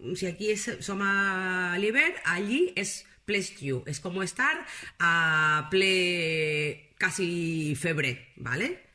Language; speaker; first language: Catalan; non-native, fluent; Spanish